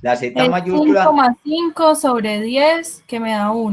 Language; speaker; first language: Spanish; native; Spanish